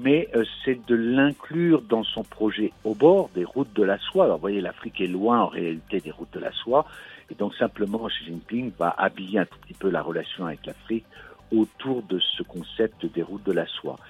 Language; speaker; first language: French; native; French